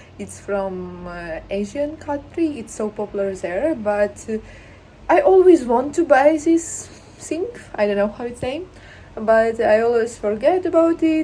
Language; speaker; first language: English; non-native, learner; Ukrainian